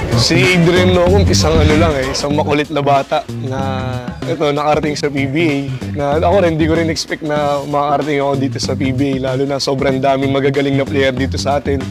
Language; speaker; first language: Filipino; native; Filipino